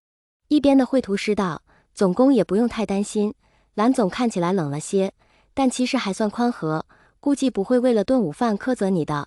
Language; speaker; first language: Chinese; native; Chinese